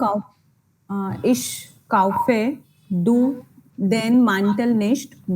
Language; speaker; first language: German; non-native, learner; Hindi